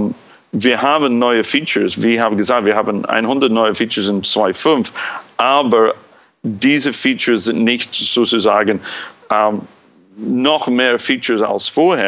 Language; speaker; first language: German; non-native, fluent; English